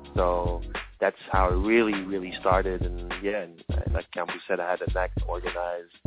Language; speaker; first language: English; early bilingual, other home language; French